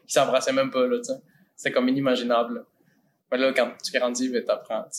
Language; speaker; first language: French; early bilingual, other home language; Spanish